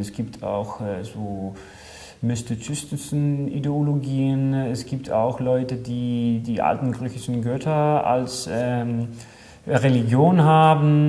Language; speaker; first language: German; non-native, fluent; Greek